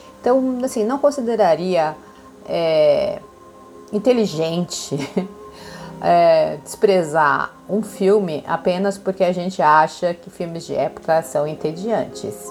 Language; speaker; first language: Portuguese; native; Portuguese